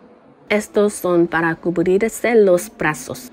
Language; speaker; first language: Spanish; non-native, learner; Korean